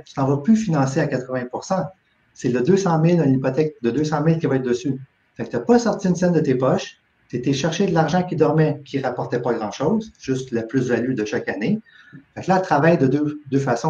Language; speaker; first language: French; native; French